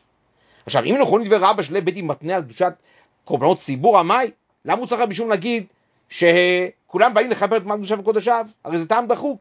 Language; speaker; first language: Hebrew; native; Hebrew